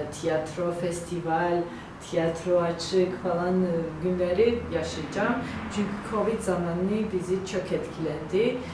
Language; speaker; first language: Turkish; non-native, learner; Georgian